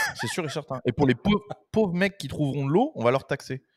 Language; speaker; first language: French; native; French